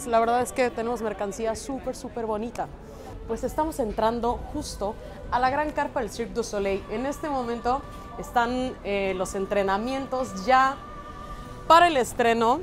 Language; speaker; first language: Spanish; native; Spanish